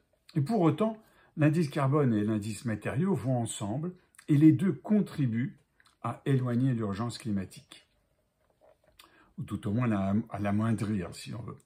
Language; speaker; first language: French; native; French